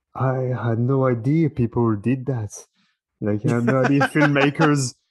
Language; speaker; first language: English; non-native, fluent; French